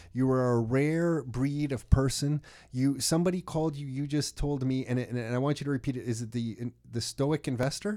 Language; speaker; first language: English; native; English